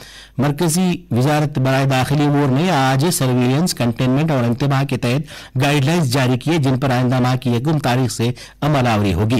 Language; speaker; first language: Urdu; native; Urdu